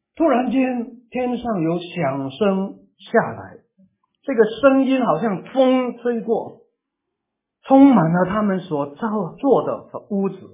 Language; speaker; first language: Chinese; non-native, local second language; Cantonese